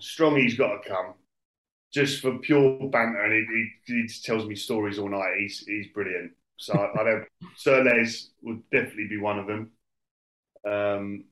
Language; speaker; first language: English; native; English